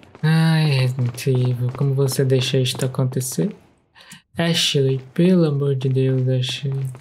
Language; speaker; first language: Portuguese; native; Portuguese